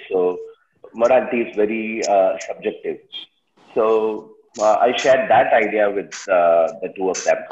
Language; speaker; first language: English; non-native, local second language; Tamil